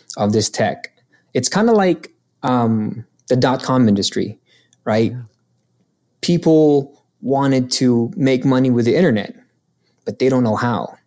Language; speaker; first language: English; non-native, local second language; Filipino